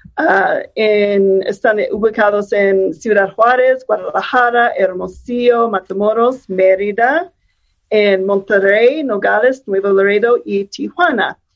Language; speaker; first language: Spanish; non-native, fluent; English